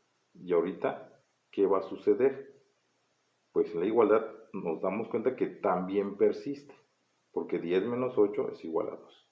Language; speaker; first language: Spanish; native; Spanish